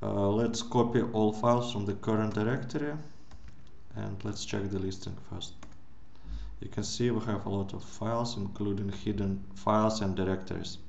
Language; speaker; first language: English; non-native, fluent; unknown